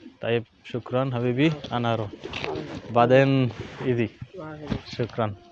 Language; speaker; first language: Arabic; non-native, learner; Bangla